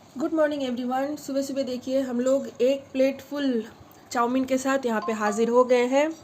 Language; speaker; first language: Hindi; non-native, local second language; Bangla